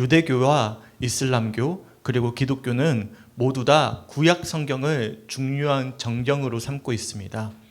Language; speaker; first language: Korean; native; Korean